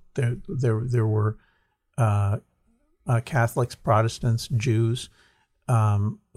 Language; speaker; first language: English; native; English